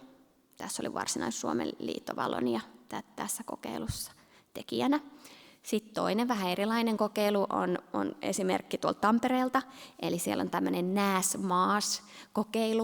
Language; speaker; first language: Finnish; native; Finnish